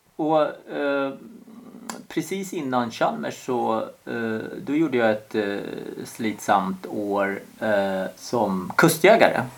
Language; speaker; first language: Swedish; early bilingual, other home language; Korean